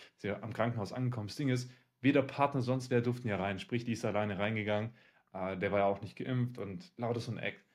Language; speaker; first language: German; early bilingual, other home language; Russian